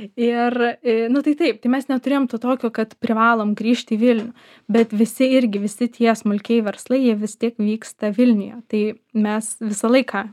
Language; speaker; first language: Lithuanian; native; Lithuanian